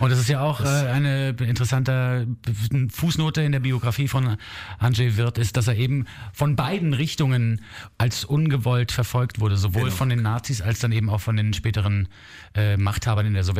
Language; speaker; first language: German; native; German